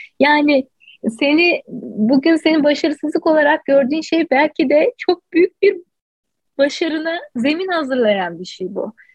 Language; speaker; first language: Turkish; native; Turkish